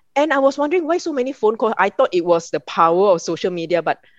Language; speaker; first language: English; non-native, local second language; Min Nan Chinese